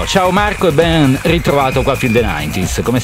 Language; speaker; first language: Italian; native; Italian